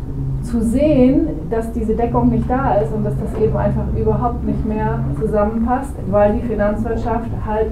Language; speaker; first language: German; native; German